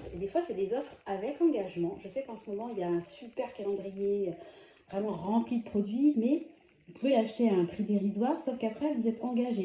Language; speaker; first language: French; native; French